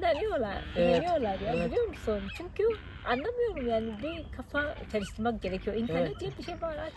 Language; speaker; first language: Turkish; non-native, fluent; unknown